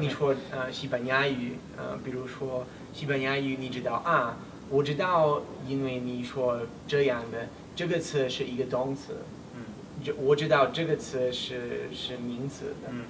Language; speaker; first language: Chinese; non-native, learner; English